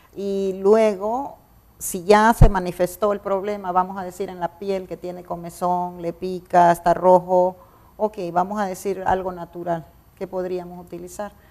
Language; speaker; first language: Spanish; native; Spanish